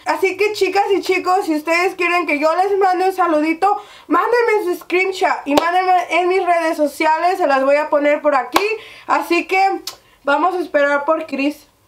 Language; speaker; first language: Spanish; early bilingual, heritage; Spanish